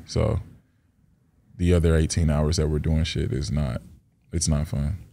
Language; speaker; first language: English; native; English